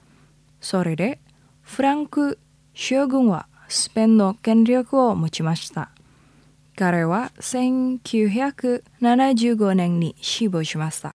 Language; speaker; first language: Japanese; non-native, fluent; Indonesian